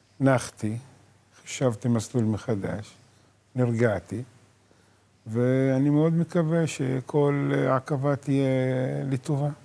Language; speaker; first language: Hebrew; non-native, local second language; Arabic